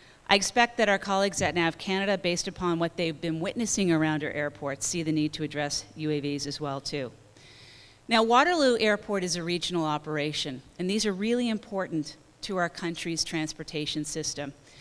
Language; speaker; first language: English; native; English